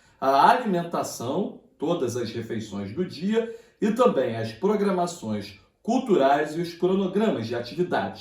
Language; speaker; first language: Portuguese; native; Portuguese